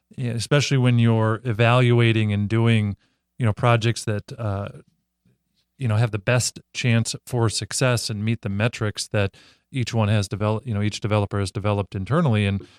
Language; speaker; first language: English; native; English